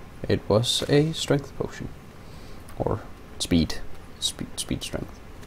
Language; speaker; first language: English; non-native, fluent; Danish